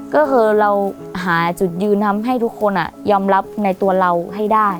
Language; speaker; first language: Thai; non-native, local second language; Hmong